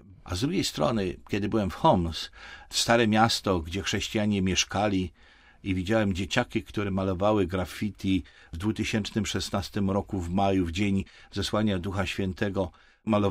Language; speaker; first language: Polish; native; Polish